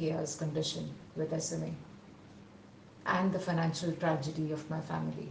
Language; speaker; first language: English; non-native, local second language; Telugu